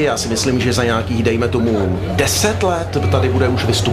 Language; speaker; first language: Czech; native; Czech